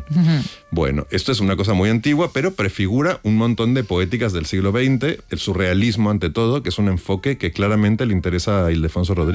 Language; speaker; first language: Spanish; native; Spanish